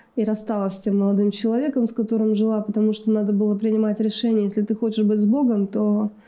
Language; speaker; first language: Russian; native; Russian